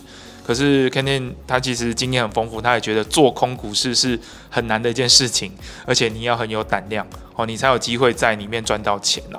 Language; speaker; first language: Chinese; native; Chinese